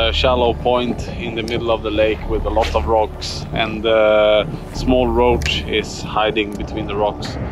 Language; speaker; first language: English; non-native, fluent; Swedish